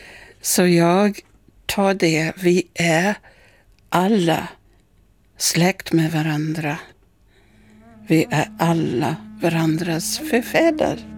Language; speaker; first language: Swedish; non-native, fluent; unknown